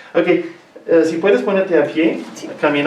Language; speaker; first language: Spanish; non-native, learner; English